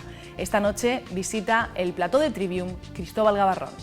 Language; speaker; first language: Spanish; native; Spanish